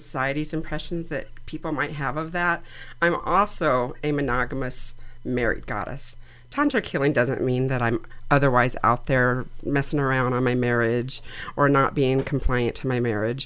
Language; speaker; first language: English; native; English